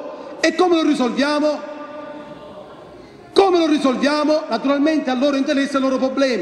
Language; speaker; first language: Italian; native; Italian